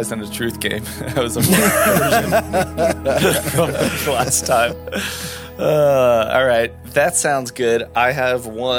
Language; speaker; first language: English; native; English